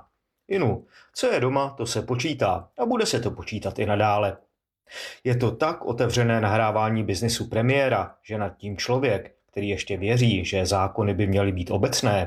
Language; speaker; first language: Czech; native; Czech